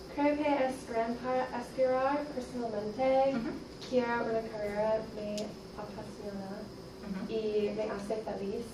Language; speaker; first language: Spanish; non-native, learner; English